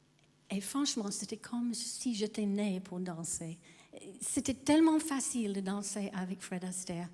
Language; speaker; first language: French; non-native, fluent; English